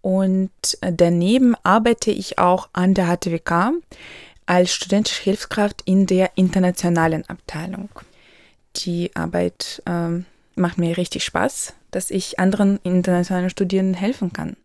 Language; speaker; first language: German; non-native, local second language; Ukrainian